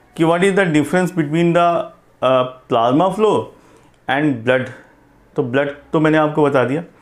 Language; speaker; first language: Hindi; non-native, local second language; Gujarati